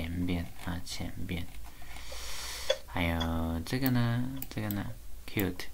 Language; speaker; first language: Chinese; native; Chinese